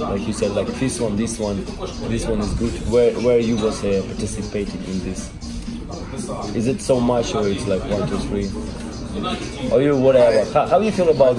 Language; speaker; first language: English; non-native, learner; Russian